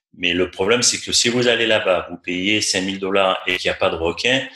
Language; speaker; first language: French; native; French